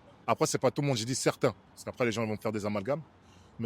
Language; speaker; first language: French; native; French